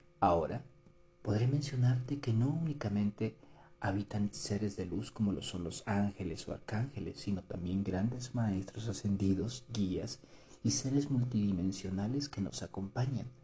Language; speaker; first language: Spanish; native; Spanish